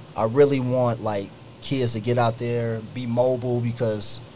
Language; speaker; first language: English; native; English